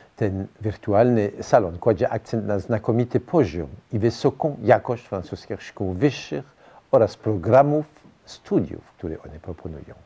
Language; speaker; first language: Polish; non-native, fluent; French